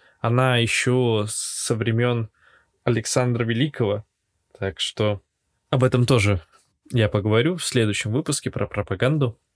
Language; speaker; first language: Russian; native; Russian